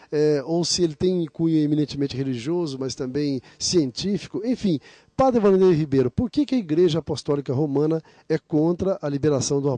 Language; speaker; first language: Portuguese; native; Portuguese